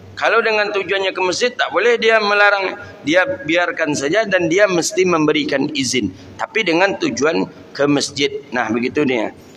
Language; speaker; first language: Malay; non-native, local second language; Minangkabau